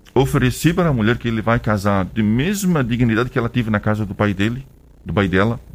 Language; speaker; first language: Portuguese; non-native, learner; Arabic